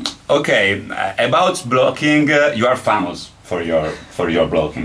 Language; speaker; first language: English; non-native, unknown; Italian